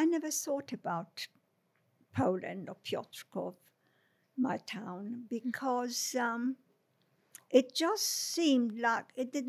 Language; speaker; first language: English; non-native, fluent; Polish